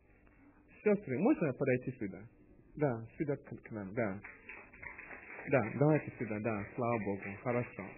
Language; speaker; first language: Russian; non-native, learner; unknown